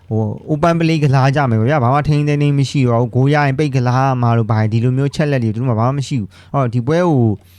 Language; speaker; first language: Burmese; native; Burmese